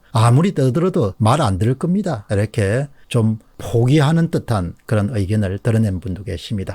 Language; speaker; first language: Korean; native; Korean